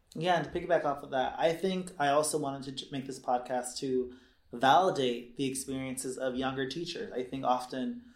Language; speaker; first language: English; native; English